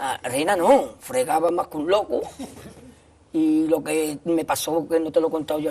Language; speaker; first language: Spanish; native; Spanish